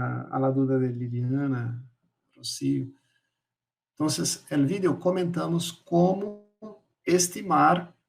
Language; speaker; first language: Spanish; non-native, fluent; Portuguese